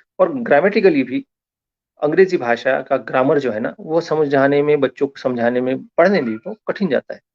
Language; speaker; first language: Hindi; non-native, local second language; Marathi